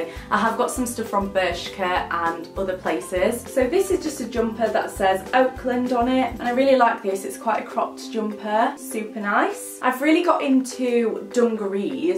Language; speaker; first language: English; native; English